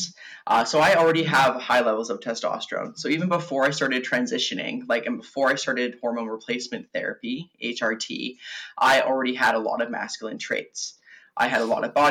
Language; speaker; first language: English; native; English